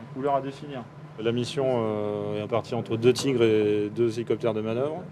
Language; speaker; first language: French; native; French